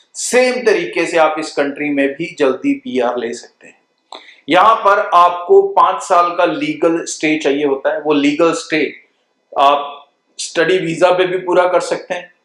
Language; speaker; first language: Hindi; non-native, local second language; Punjabi